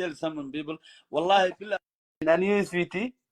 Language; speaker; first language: English; non-native, learner; Somali